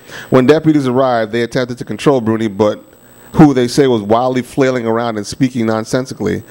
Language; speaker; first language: English; native; English